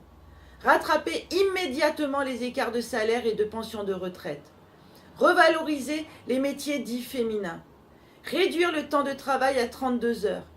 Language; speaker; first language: French; native; French